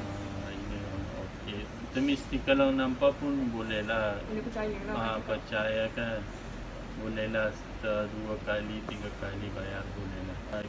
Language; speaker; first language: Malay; non-native, learner; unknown